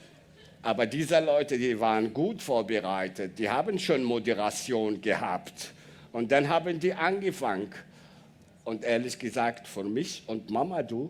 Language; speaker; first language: German; non-native, learner; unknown